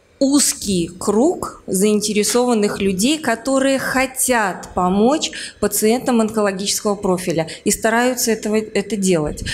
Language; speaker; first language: Russian; native; Russian